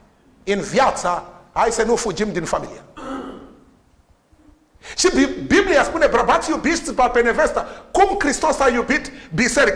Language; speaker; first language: Romanian; non-native, learner; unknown